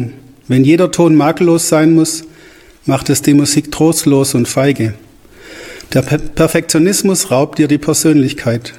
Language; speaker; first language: German; native; German